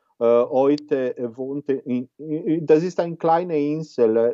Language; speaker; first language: German; non-native, learner; Italian